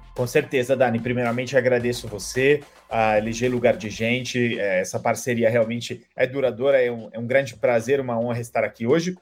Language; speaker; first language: Portuguese; non-native, fluent; Italian